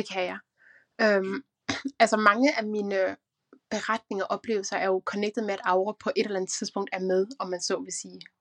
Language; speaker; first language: Danish; native; Danish